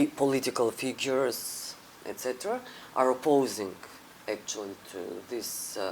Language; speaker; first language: English; non-native, fluent; Macedonian